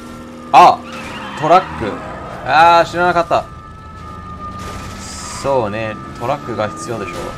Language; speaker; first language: Japanese; non-native, learner; English